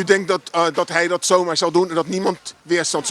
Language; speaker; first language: Dutch; native; Dutch